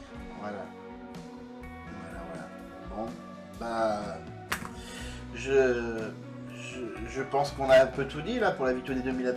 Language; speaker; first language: French; native; French